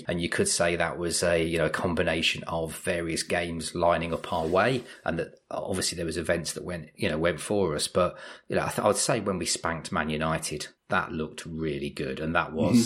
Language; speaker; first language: English; native; English